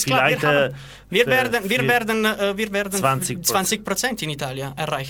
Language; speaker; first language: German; non-native, learner; Italian